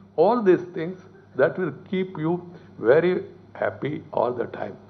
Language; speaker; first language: English; non-native, local second language; Telugu